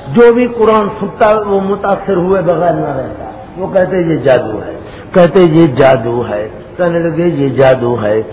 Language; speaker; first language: Urdu; non-native, local second language; Saraiki